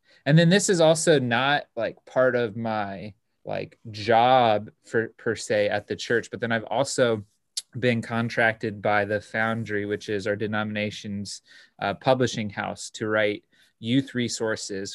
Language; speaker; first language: English; native; English